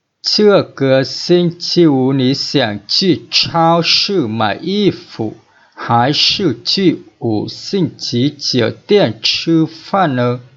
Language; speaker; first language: Chinese; non-native, fluent; Vietnamese